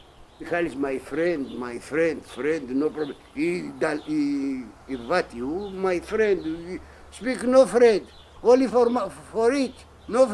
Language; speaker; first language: English; non-native, learner; Greek